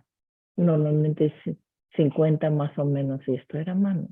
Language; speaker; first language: Spanish; early bilingual, heritage; Spanish